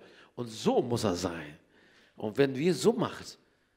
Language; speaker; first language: German; non-native, learner; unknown